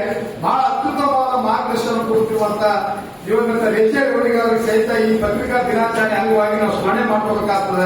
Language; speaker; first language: Kannada; native; Kannada